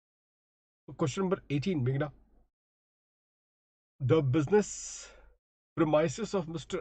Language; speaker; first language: English; non-native, local second language; Hindi